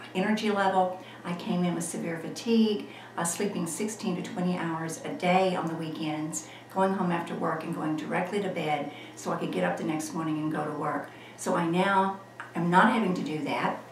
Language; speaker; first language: English; native; English